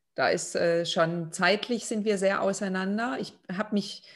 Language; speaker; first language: German; non-native, fluent; Lithuanian